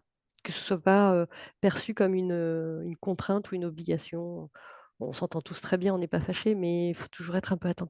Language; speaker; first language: French; native; French